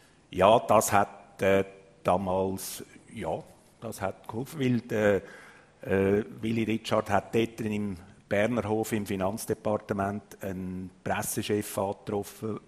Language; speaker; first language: German; native; German